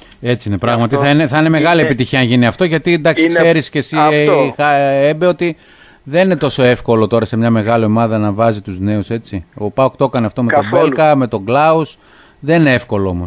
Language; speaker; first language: Greek; native; Greek